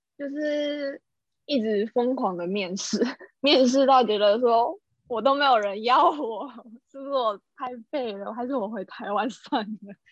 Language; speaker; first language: Chinese; native; Chinese